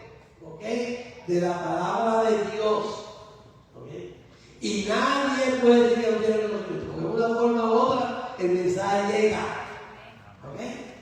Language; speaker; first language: Spanish; native; Spanish